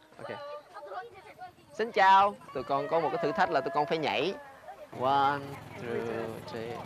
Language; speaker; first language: Vietnamese; native; Vietnamese